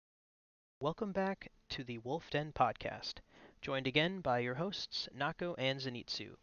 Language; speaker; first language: English; native; English